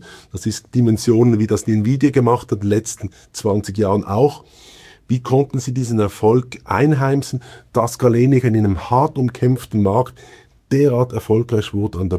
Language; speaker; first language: German; native; German